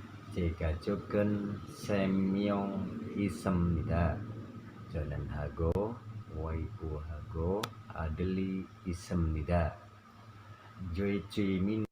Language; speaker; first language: Korean; non-native, learner; Indonesian